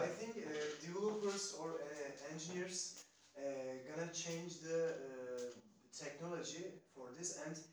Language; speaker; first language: English; non-native, learner; Turkish